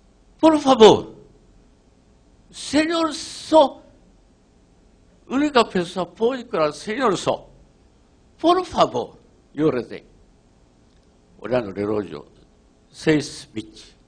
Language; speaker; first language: Portuguese; non-native, learner; Japanese